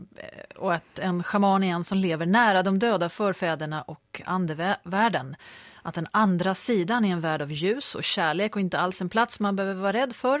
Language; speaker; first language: Swedish; native; Swedish